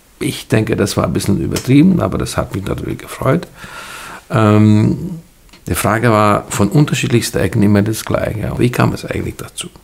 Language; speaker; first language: German; non-native, fluent; Hungarian